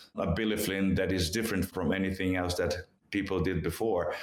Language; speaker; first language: English; non-native, fluent; Portuguese